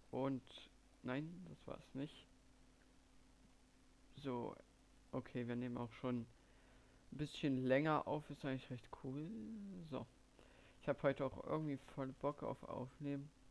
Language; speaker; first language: German; native; German